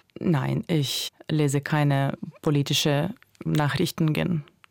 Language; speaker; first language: German; non-native, fluent; Ukrainian